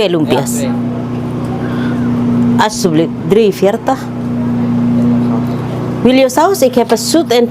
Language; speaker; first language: Dutch; non-native, learner; Indonesian